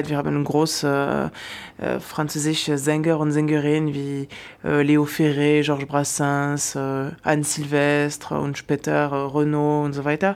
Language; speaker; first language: German; non-native, fluent; French